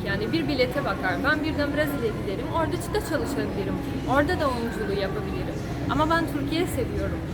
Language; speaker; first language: Turkish; non-native, fluent; Portuguese